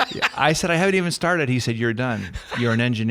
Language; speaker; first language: English; native; English